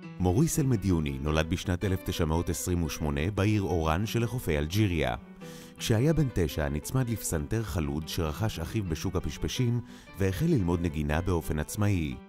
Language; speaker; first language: Hebrew; native; Hebrew